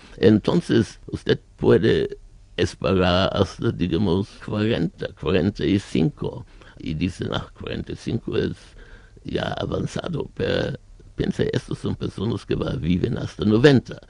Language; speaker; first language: Spanish; non-native, learner; German